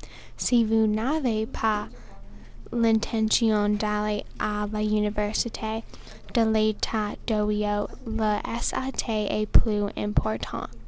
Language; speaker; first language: French; non-native, learner; English